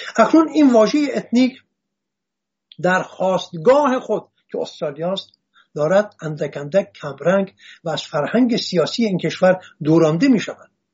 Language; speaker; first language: Persian; non-native, local second language; Assyrian Neo-Aramaic